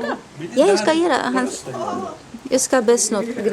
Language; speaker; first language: Swedish; non-native, fluent; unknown